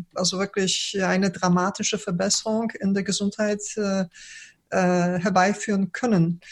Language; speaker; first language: German; early bilingual, other home language; Polish